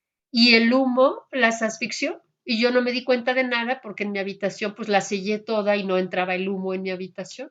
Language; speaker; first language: Spanish; native; Spanish